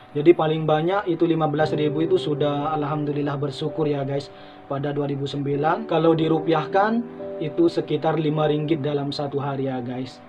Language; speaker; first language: Indonesian; non-native, local second language; Madurese